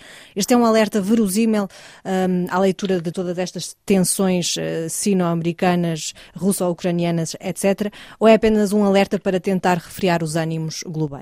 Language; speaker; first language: Portuguese; native; Portuguese